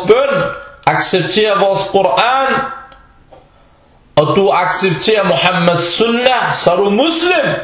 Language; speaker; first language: Danish; early bilingual, other home language; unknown